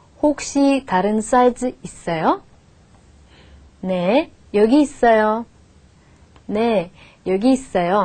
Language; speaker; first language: Korean; non-native, fluent; Russian